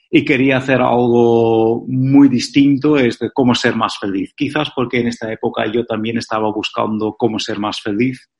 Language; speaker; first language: Spanish; non-native, fluent; Dutch